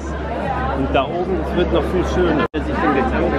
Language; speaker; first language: German; native; German